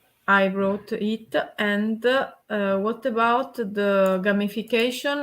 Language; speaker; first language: English; non-native, learner; Italian